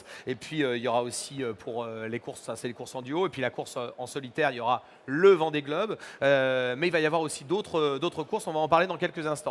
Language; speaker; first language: French; native; French